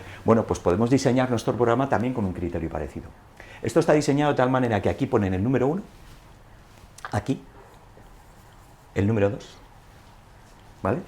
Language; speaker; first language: Spanish; native; Spanish